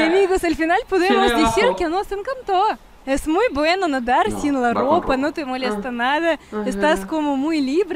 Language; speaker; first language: Spanish; non-native, fluent; Russian